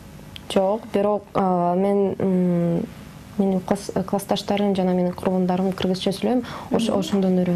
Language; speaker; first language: Kyrgyz; non-native, fluent; Russian